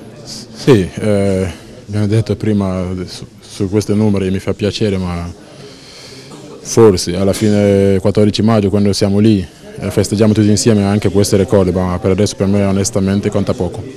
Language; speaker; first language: Italian; non-native, fluent; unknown